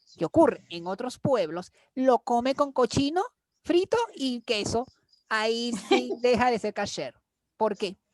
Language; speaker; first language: Spanish; native; Spanish